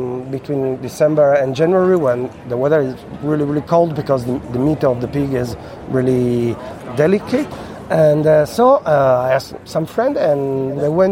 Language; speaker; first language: English; non-native, fluent; Italian